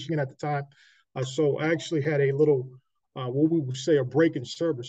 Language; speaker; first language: English; native; English